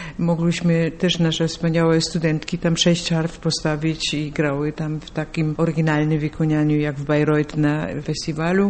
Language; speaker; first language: Polish; native; Polish